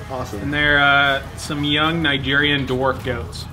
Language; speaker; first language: English; native; English